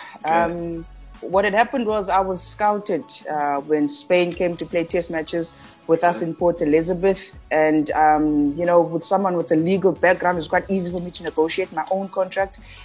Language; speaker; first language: English; non-native, local second language; Xhosa